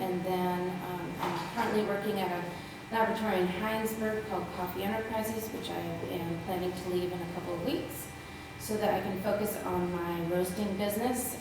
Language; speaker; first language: English; native; English